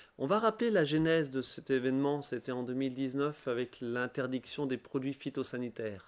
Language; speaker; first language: French; native; French